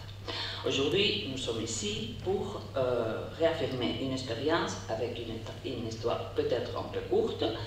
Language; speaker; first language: French; non-native, learner; Catalan